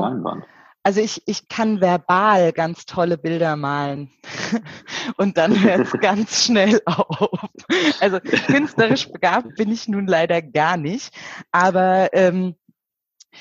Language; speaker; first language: German; native; German